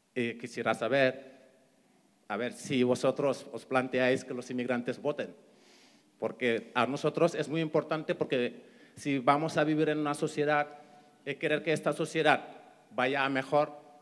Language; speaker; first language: Spanish; non-native, fluent; Wolof